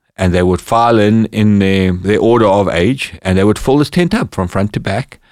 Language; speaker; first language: English; native; English